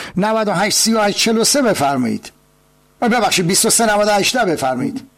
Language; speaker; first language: Persian; native; Persian